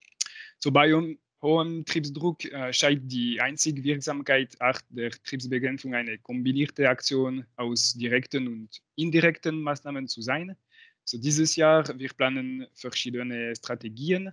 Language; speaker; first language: German; non-native, local second language; French